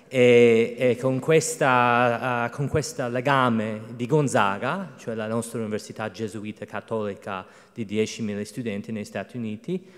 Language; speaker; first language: Italian; non-native, fluent; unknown